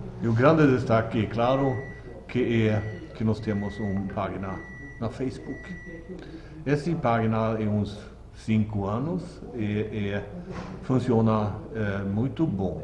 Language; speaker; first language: Portuguese; non-native, learner; Swedish